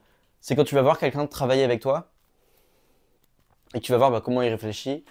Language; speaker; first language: French; native; French